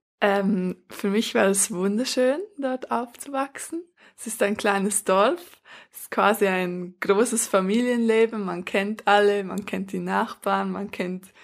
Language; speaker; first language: German; native; German